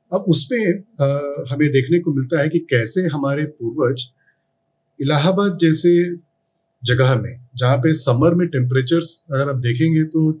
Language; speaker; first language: Hindi; non-native, local second language; Tamil